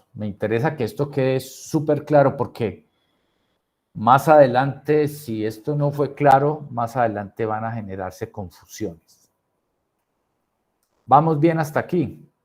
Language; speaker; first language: Spanish; native; Spanish